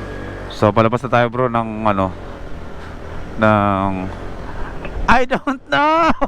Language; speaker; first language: Filipino; native; Filipino